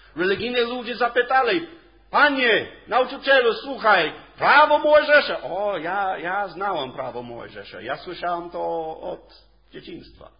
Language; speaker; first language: Polish; non-native, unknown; English